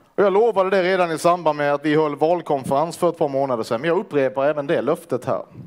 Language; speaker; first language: Swedish; native; Swedish